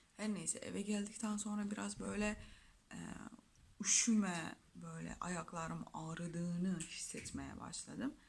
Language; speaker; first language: Turkish; non-native, fluent; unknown